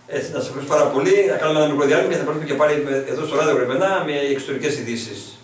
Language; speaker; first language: Greek; native; Greek